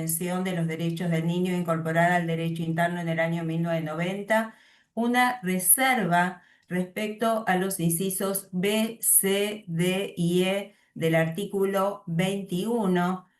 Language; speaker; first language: Spanish; native; Spanish